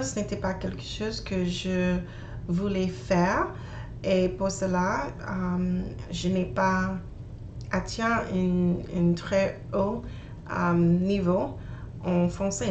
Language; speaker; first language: French; non-native, learner; English